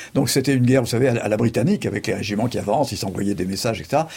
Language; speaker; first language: French; native; French